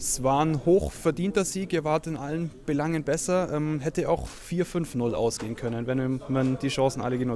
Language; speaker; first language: German; native; German